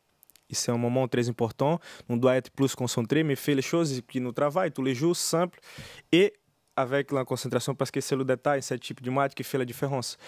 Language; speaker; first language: French; non-native, learner; Portuguese